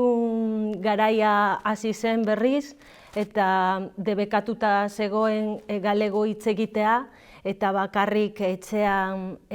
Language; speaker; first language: Basque; non-native, learner; Galician